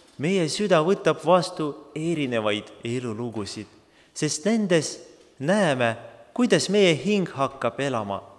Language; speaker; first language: Estonian; non-native, local second language; Russian